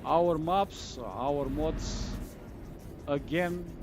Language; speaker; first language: English; non-native, fluent; Romanian